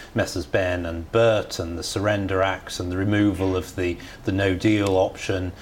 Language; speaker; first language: English; native; English